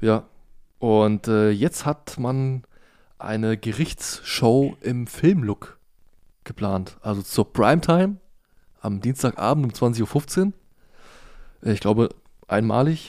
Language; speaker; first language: German; native; German